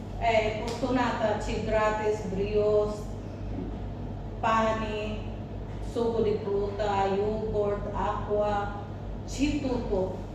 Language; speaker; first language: Italian; non-native, learner; Filipino